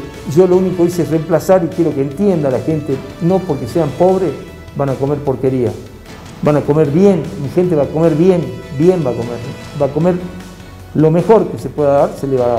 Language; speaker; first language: Spanish; native; Spanish